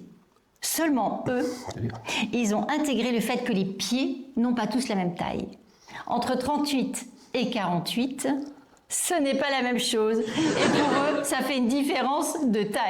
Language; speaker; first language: French; native; French